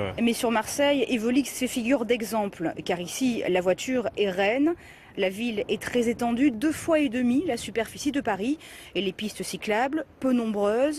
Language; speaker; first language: French; native; French